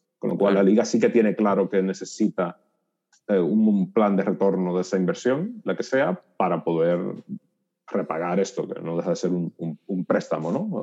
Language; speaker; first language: Spanish; native; Spanish